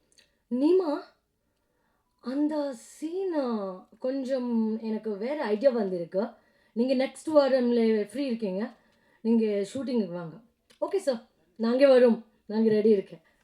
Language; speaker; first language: Tamil; non-native, learner; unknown